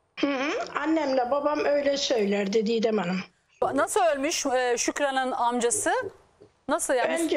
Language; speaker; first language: Turkish; native; Turkish